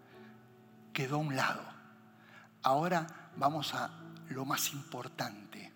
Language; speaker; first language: Spanish; native; Spanish